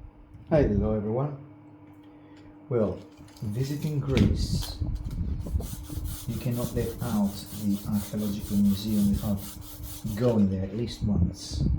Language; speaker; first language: English; non-native, fluent; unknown